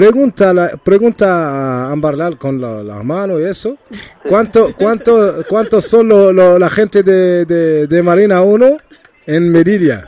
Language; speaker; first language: Spanish; non-native, learner; Arabic